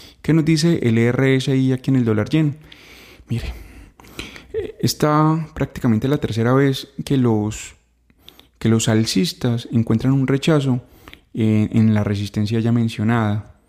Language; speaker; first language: Spanish; native; Spanish